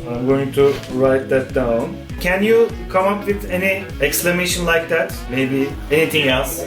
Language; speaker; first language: English; non-native, fluent; Turkish